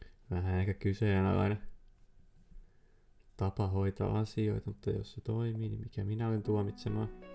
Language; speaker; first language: Finnish; native; Finnish